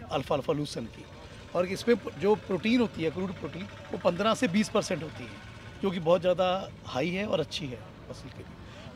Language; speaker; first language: Hindi; native; Hindi